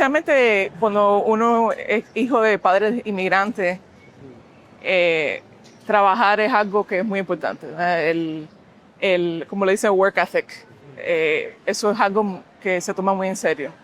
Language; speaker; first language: Spanish; early bilingual, heritage; Spanish